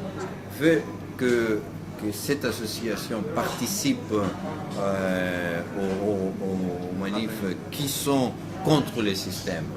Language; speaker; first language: French; non-native, fluent; Greek